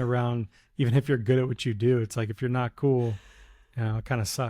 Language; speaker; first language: English; native; English